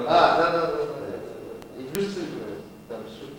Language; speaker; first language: Russian; native; Russian